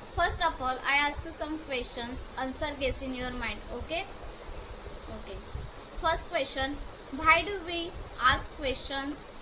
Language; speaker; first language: English; non-native, local second language; Marathi